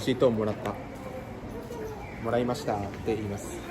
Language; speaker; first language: Japanese; native; Japanese